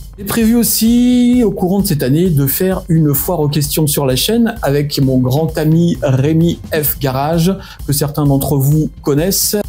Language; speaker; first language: French; native; French